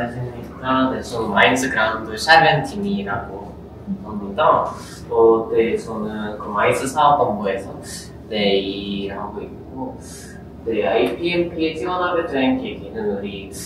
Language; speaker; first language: Korean; non-native, fluent; Norwegian